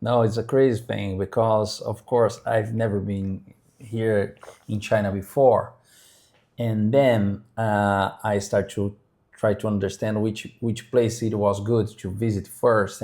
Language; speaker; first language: English; non-native, fluent; Portuguese